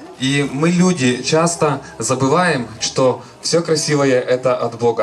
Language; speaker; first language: Russian; non-native, local second language; Ukrainian